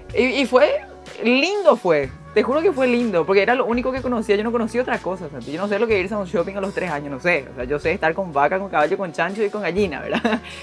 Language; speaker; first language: Spanish; early bilingual, other home language; Korean